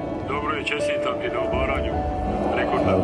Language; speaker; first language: Bosnian; native; Bosnian